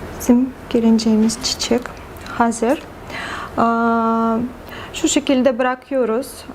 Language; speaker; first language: Turkish; non-native, fluent; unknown